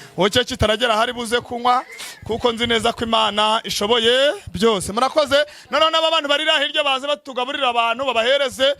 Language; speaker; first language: Kinyarwanda; native; Kinyarwanda